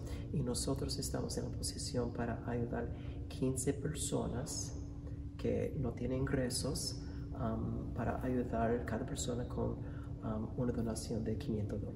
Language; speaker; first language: Spanish; non-native, fluent; English